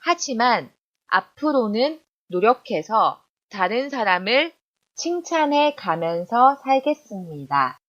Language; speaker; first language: Korean; non-native, fluent; Chinese